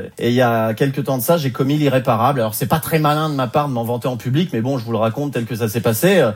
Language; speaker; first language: French; native; French